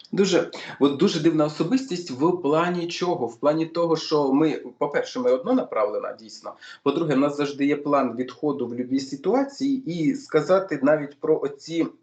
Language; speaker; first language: Ukrainian; non-native, local second language; Russian